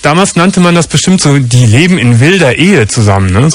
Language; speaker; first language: German; native; German